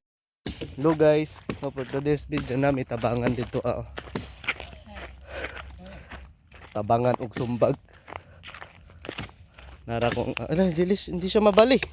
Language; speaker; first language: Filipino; non-native, local second language; Cebuano